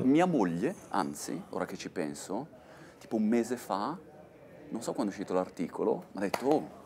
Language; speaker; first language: Italian; native; Italian